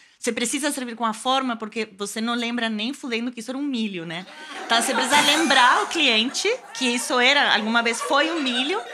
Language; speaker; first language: Portuguese; non-native, fluent; Spanish